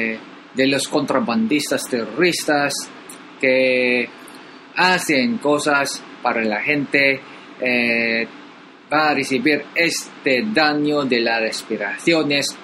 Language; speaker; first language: Spanish; non-native, learner; Filipino